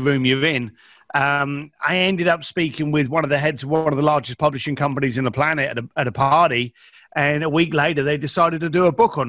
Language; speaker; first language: English; native; English